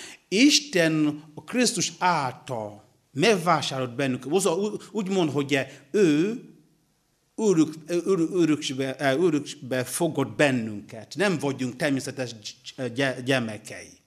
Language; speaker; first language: Hungarian; non-native, learner; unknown